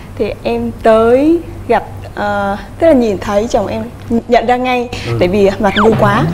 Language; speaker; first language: Vietnamese; native; Vietnamese